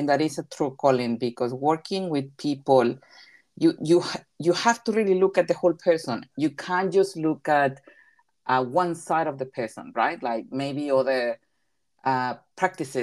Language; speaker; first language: English; non-native, fluent; Spanish